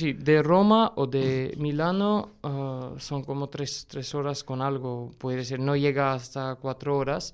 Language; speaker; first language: Spanish; non-native, fluent; Armenian